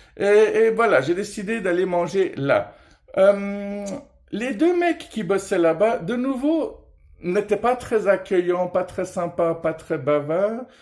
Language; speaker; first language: French; early bilingual, other home language; Persian